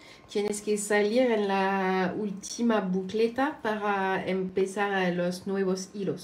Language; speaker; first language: Spanish; non-native, learner; French